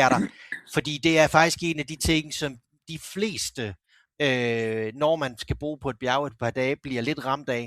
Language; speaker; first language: Danish; native; Danish